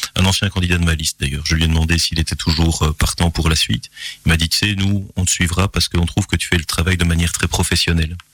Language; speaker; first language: French; native; French